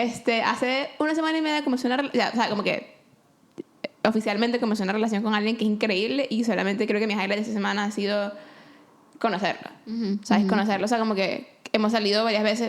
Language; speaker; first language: Spanish; native; Spanish